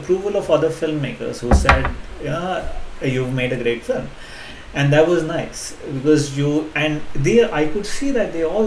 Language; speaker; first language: English; non-native, local second language; Hindi